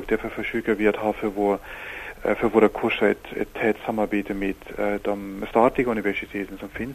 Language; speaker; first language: Swedish; non-native, fluent; German